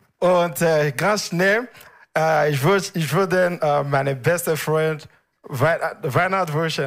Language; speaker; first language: German; non-native, learner; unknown